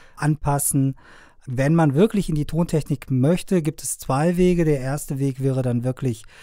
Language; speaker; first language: German; non-native, fluent; Persian